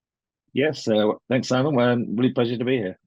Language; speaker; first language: English; native; English